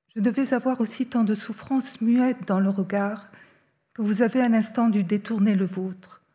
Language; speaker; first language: French; native; French